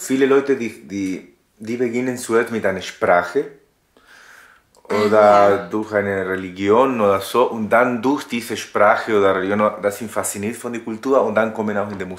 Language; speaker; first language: German; non-native, fluent; Spanish